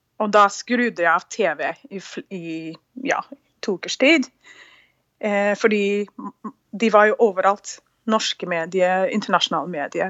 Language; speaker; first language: Norwegian; non-native, fluent; English